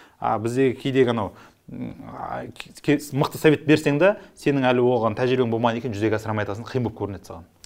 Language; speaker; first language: Kazakh; native; Kazakh